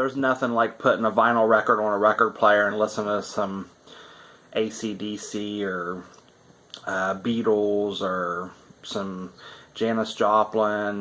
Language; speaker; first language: English; native; English